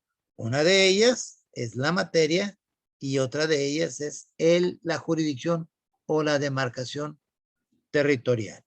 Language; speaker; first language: Spanish; native; Spanish